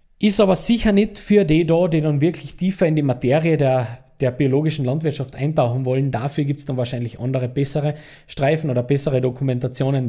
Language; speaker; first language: German; native; German